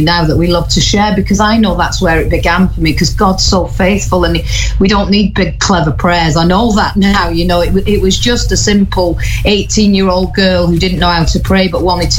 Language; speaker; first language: English; native; English